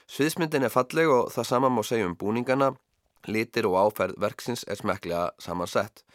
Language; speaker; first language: Icelandic; native; Icelandic